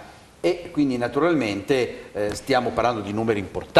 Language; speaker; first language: Italian; native; Italian